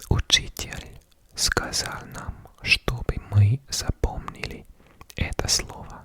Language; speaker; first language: Russian; non-native, learner; English